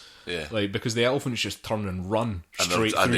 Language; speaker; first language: English; native; English